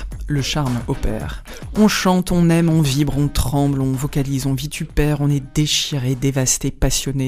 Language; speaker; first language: French; native; French